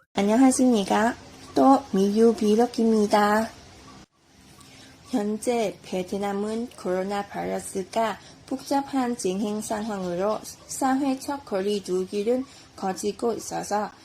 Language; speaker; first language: Korean; non-native, learner; Vietnamese